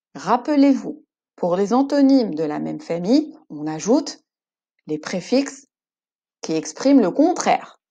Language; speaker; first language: French; non-native, local second language; Arabic